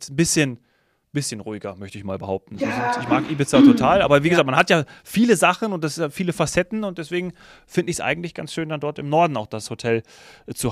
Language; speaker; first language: German; native; German